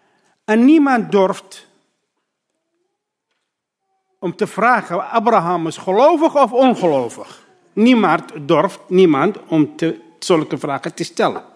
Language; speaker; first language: Dutch; non-native, learner; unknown